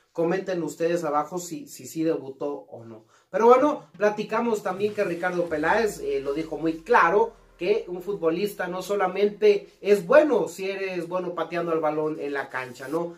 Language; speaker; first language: Spanish; native; Spanish